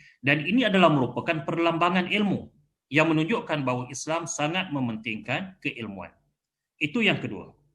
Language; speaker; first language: Malay; native; Malay